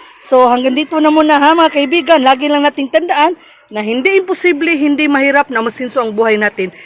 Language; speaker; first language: Filipino; non-native, local second language; Cebuano